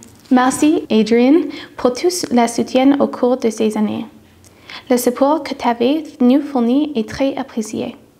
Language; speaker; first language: French; non-native, learner; English